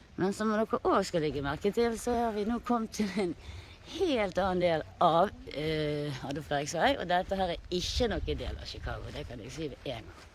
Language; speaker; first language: Norwegian; native; Norwegian